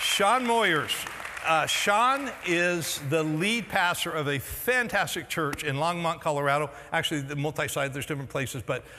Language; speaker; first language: English; native; English